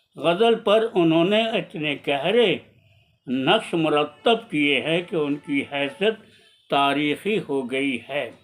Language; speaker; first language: Urdu; native; Urdu